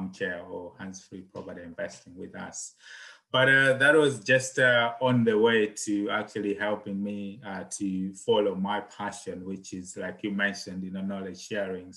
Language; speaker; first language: English; non-native, local second language; Nyanja